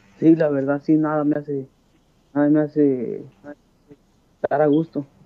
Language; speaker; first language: Spanish; native; Spanish